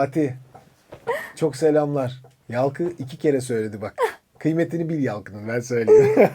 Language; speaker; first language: Turkish; native; Turkish